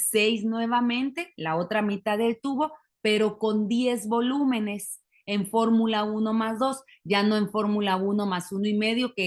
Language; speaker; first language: Spanish; native; Spanish